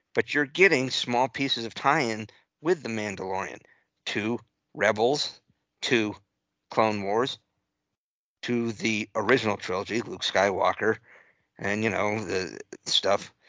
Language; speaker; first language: English; native; English